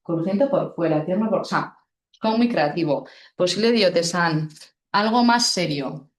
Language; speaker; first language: Spanish; non-native, local second language; Basque